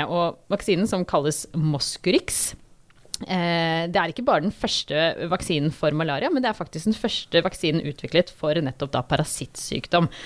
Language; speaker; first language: Norwegian; native; Norwegian